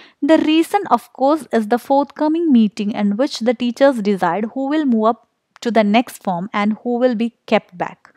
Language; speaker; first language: English; non-native, local second language; Malayalam